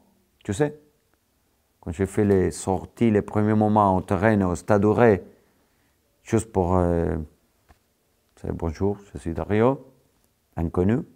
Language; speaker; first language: French; non-native, fluent; Spanish